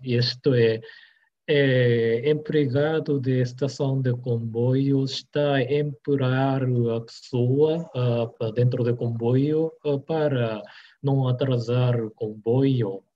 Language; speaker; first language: Portuguese; non-native, learner; Japanese